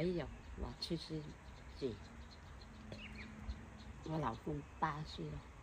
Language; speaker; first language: Chinese; non-native, local second language; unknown